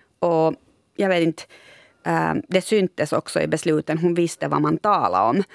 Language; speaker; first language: Swedish; native; Swedish